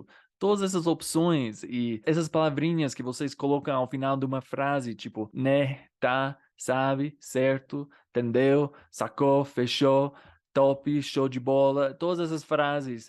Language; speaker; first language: Portuguese; non-native, fluent; English